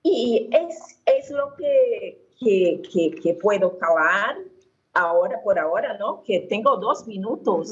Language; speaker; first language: Spanish; non-native, fluent; Portuguese